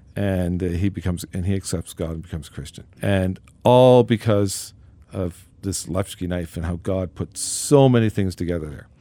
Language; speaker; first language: English; native; English